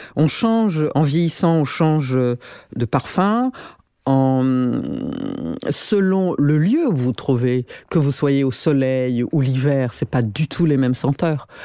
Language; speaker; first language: French; non-native, local second language; Rundi